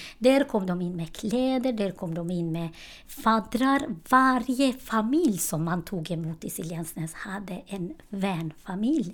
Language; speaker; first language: Swedish; non-native, fluent; Albanian